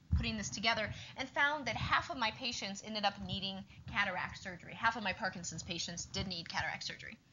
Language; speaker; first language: English; native; English